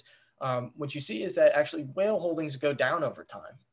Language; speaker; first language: English; native; English